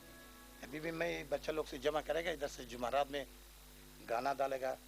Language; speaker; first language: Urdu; non-native, learner; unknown